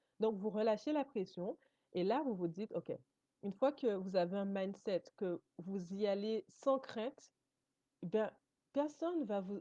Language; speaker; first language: French; native; French